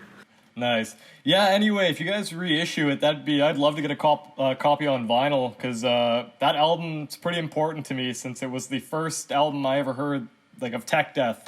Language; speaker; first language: English; native; English